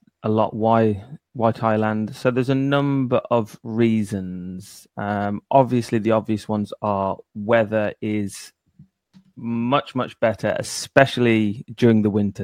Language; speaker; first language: English; native; English